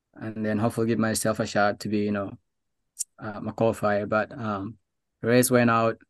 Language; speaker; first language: English; non-native, local second language; Arabic